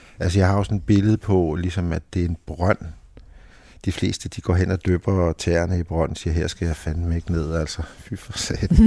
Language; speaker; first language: Danish; native; Danish